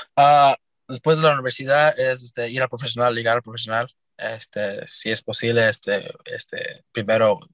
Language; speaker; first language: Spanish; early bilingual, heritage; Spanish